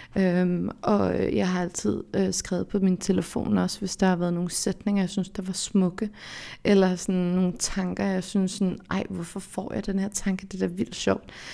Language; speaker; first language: Danish; early bilingual, other home language; Central Kurdish